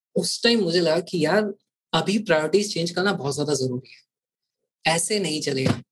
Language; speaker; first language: Hindi; native; Hindi